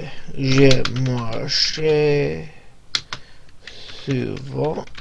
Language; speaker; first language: French; non-native, learner; English